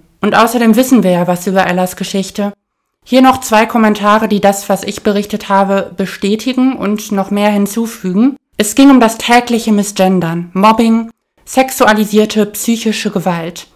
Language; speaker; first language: German; native; German